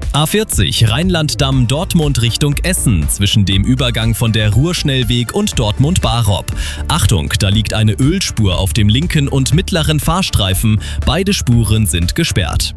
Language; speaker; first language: German; native; German